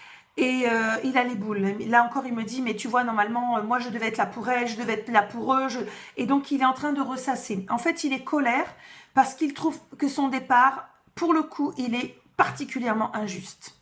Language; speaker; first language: French; native; French